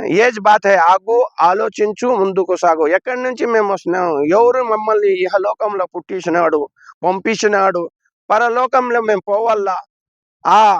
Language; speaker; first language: Telugu; non-native, local second language; Urdu